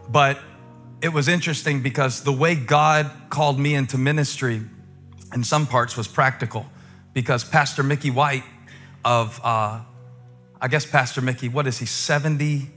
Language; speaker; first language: English; native; English